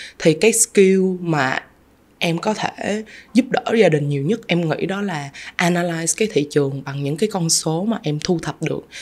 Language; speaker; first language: Vietnamese; native; Vietnamese